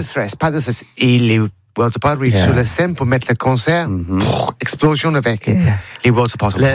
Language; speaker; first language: French; non-native, learner; English